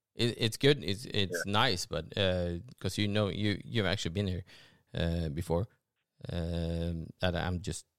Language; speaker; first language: English; non-native, fluent; Norwegian